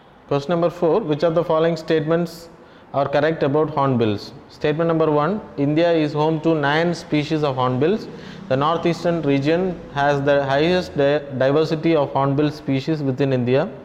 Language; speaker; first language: English; non-native, local second language; Tamil